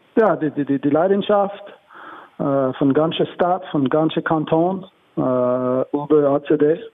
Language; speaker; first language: German; non-native, learner; English